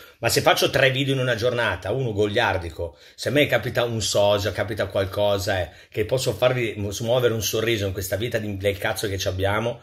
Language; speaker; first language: Italian; native; Italian